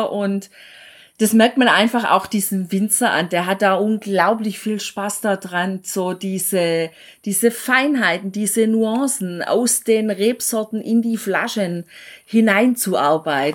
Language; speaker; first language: German; native; German